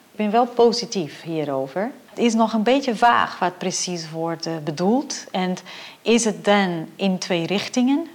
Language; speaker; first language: Dutch; non-native, fluent; Portuguese